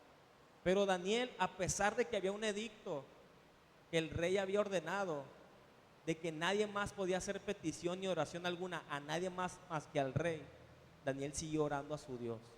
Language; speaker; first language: Spanish; native; Spanish